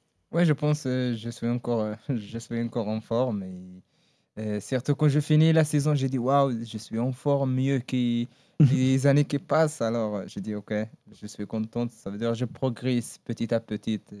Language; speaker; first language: French; non-native, learner; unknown